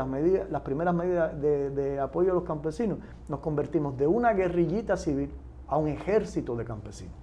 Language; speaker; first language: Spanish; native; Spanish